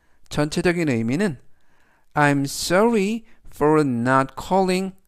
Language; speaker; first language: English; non-native, fluent; Korean